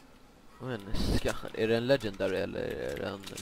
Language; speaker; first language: Swedish; native; Swedish